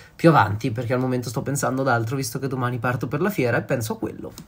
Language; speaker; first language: Italian; native; Italian